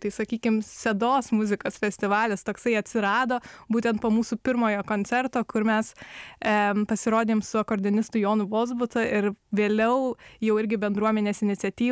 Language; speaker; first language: Lithuanian; native; Lithuanian